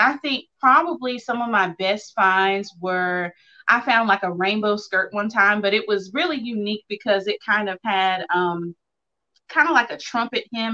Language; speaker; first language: English; native; English